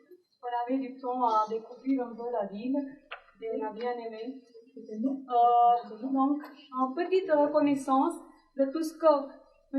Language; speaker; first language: French; non-native, learner; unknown